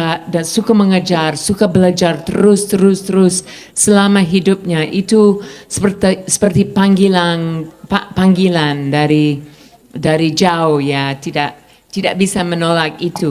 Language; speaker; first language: Indonesian; non-native, fluent; English